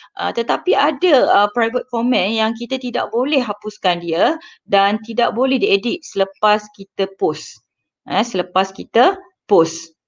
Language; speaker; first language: Malay; native; Malay